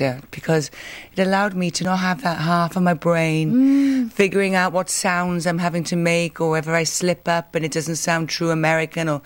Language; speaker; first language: English; native; English